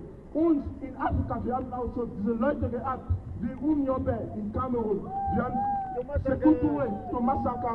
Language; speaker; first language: German; non-native, fluent; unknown